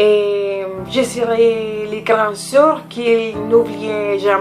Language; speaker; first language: French; non-native, learner; Spanish